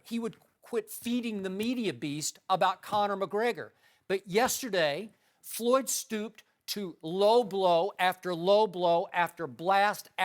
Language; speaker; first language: English; native; English